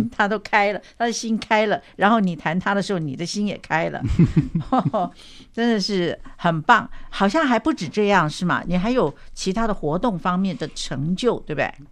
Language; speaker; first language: Chinese; non-native, fluent; Russian